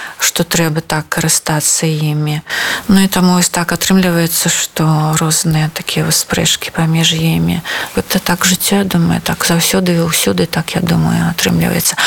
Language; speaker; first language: Belarusian; non-native, local second language; Russian